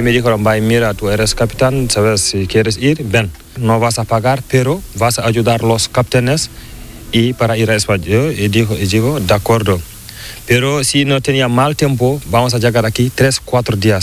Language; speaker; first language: Spanish; non-native, learner; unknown